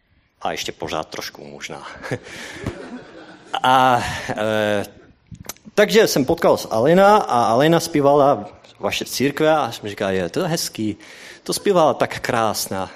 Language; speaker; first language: Czech; non-native, learner; Dutch